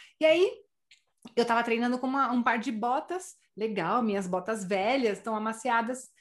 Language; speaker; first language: Portuguese; native; Portuguese